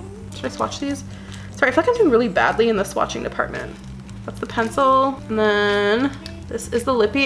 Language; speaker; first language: English; native; English